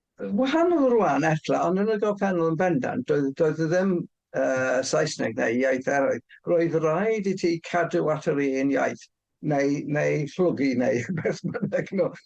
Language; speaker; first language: Welsh; non-native, fluent; English